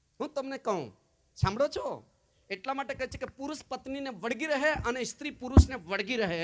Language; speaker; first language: Gujarati; non-native, local second language; Kukna